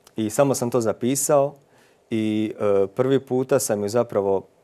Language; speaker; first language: Croatian; native; Croatian